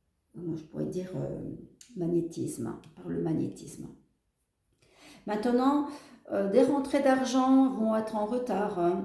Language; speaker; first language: French; native; French